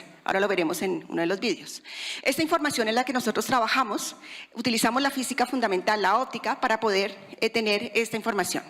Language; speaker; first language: Spanish; native; Spanish